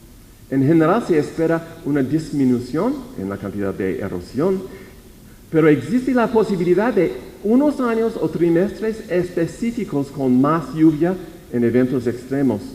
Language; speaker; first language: Spanish; non-native, fluent; English